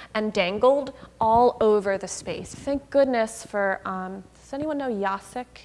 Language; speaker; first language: English; native; English